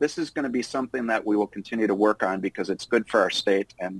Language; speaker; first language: English; native; English